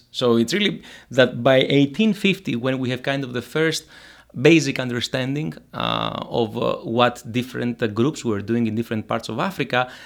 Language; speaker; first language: English; non-native, fluent; Greek